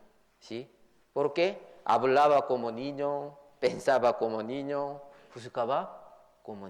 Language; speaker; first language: Spanish; non-native, fluent; Korean